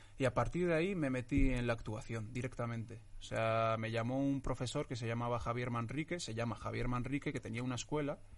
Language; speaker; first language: Spanish; early bilingual, other home language; Arabic